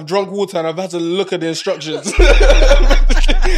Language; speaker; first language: English; non-native, local second language; Yoruba